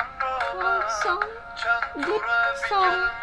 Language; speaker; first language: English; non-native, learner; Indonesian